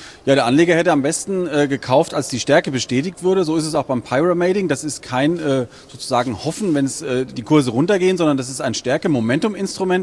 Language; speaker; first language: German; native; German